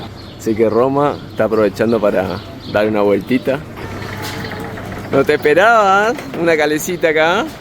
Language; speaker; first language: Spanish; native; Spanish